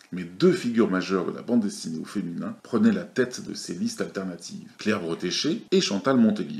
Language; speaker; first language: French; native; French